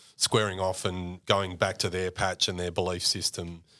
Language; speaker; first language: English; native; English